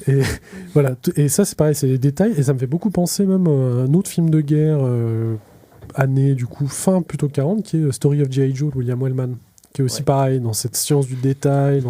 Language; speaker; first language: French; native; French